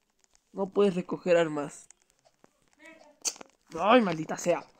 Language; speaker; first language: Spanish; native; Spanish